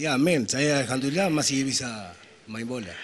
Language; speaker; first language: Indonesian; non-native, fluent; Spanish